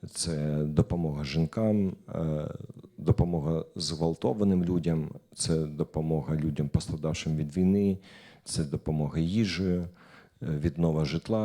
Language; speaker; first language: Ukrainian; non-native, local second language; Russian